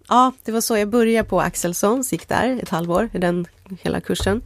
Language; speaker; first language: Swedish; native; Swedish